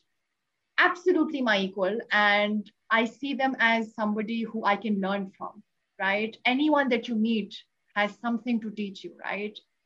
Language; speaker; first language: English; non-native, local second language; Urdu